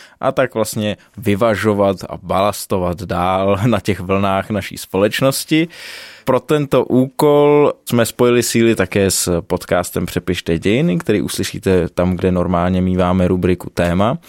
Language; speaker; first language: Czech; native; Czech